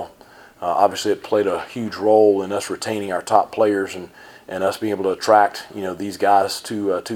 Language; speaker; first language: English; native; English